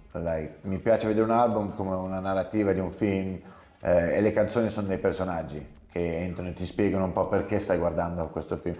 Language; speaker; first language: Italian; early bilingual, heritage; English